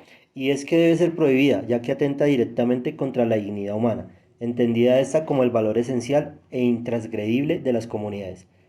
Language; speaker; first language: Spanish; native; Spanish